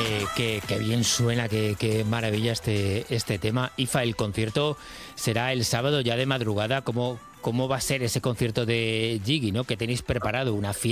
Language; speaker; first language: Spanish; native; Spanish